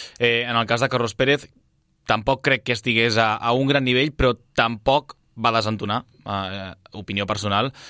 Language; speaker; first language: Catalan; native; Catalan